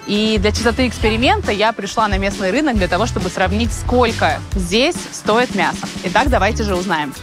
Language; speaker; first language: Russian; native; Russian